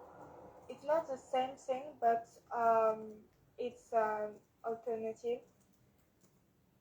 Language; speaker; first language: English; non-native, learner; French